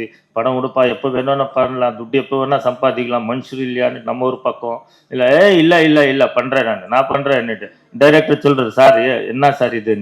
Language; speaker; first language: Tamil; non-native, learner; Kannada